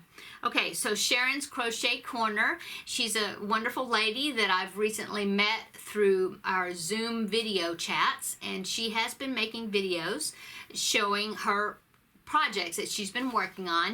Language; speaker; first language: English; native; English